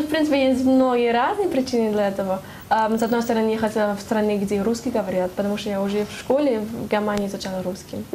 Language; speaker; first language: Russian; non-native, learner; German